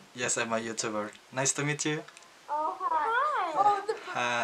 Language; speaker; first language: English; non-native, learner; Indonesian